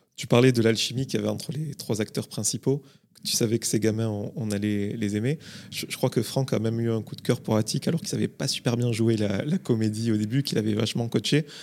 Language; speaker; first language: French; native; French